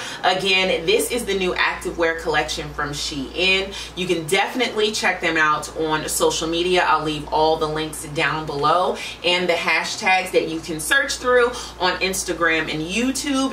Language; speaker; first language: English; native; English